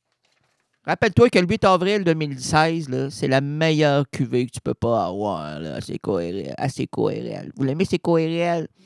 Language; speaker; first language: French; native; French